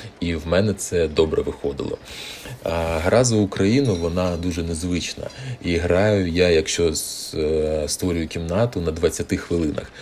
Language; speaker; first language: Ukrainian; non-native, local second language; Russian